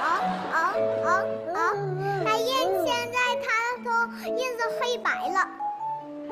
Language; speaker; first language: Chinese; native; Chinese